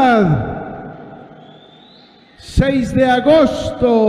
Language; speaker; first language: Spanish; native; Spanish